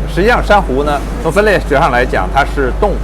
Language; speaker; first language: Chinese; native; Chinese